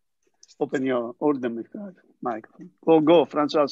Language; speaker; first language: English; non-native, fluent; Italian